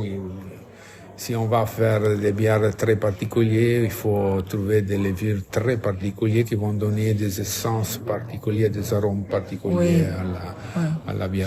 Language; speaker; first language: French; non-native, fluent; Italian